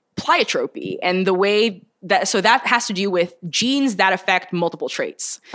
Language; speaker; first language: English; early bilingual, other home language; Bulgarian